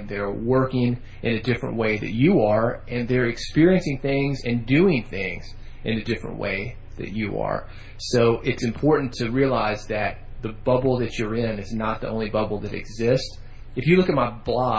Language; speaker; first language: English; native; English